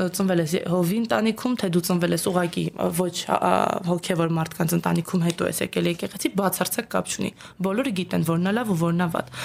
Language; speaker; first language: Armenian; native; Armenian